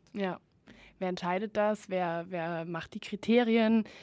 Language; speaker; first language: German; non-native, fluent; Spanish